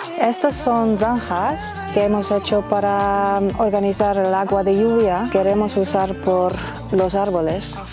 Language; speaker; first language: Spanish; non-native, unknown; Dutch